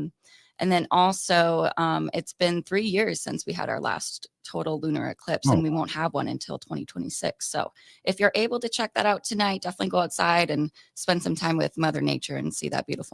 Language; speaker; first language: English; native; English